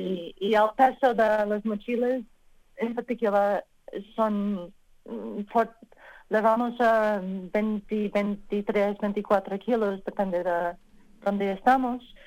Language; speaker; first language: Spanish; non-native, learner; English